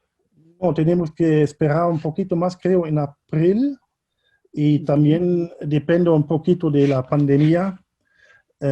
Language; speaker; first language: Spanish; non-native, fluent; German